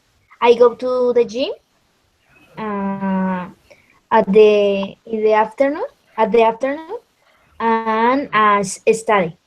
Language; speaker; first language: English; non-native, learner; Spanish